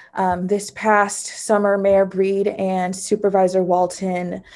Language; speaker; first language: English; native; English